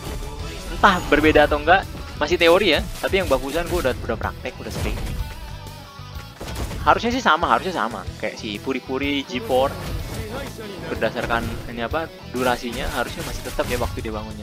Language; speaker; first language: Indonesian; native; Indonesian